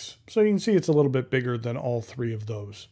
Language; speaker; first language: English; native; English